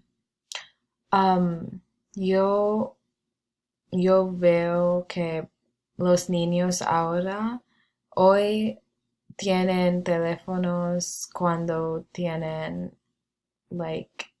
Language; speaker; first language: Spanish; non-native, learner; English